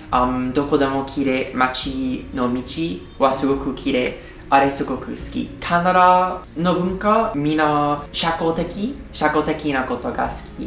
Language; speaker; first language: Japanese; non-native, learner; English